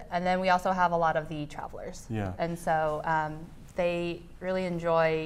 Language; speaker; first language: English; native; English